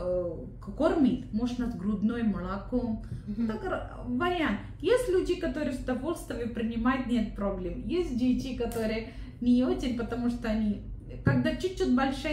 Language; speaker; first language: Russian; non-native, learner; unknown